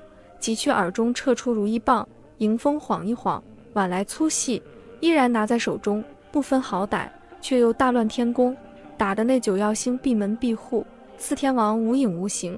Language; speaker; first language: Chinese; native; Chinese